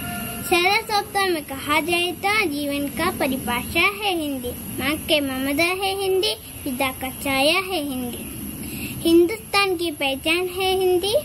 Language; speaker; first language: Hindi; non-native, local second language; Malayalam